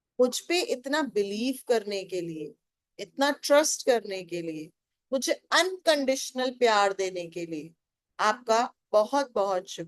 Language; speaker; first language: Hindi; native; Hindi